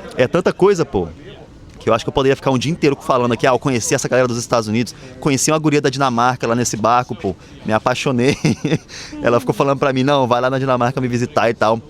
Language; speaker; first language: Portuguese; native; Portuguese